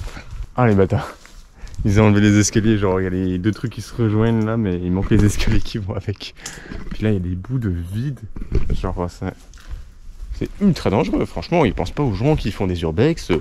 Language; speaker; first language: French; native; French